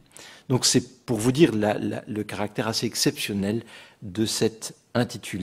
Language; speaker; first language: French; native; French